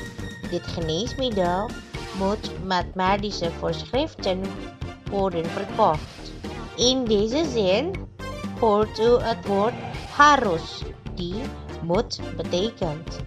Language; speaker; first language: Dutch; non-native, fluent; Indonesian